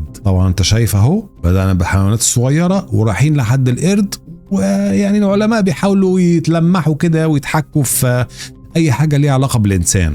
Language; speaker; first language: Arabic; native; Arabic